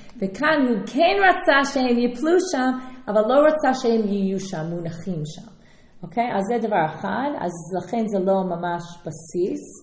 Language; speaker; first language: Hebrew; non-native, fluent; English